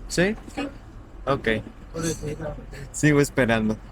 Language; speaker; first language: Spanish; non-native, learner; English